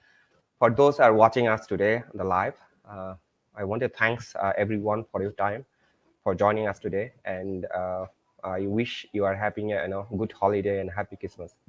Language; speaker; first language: English; non-native, local second language; Bangla